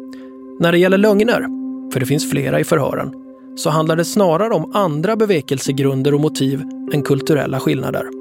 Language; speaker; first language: Swedish; native; Swedish